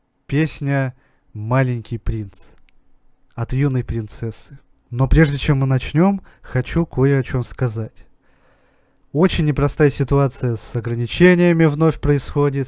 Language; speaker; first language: Russian; native; Russian